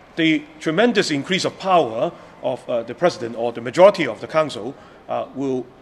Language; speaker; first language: English; non-native, local second language; Cantonese